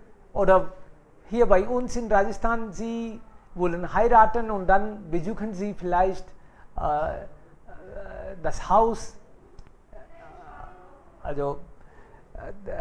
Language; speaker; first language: German; non-native, fluent; Hindi